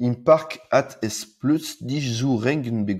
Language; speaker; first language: German; non-native, learner; French